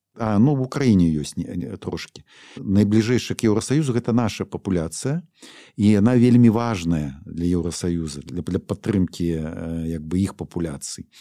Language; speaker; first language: Belarusian; non-native, local second language; Russian